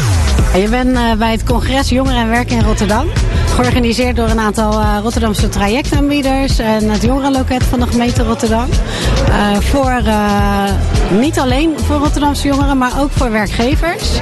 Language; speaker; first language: Dutch; native; Dutch